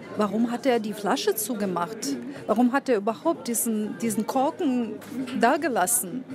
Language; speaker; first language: German; non-native, fluent; Russian